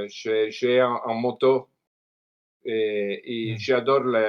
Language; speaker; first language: French; non-native, learner; Italian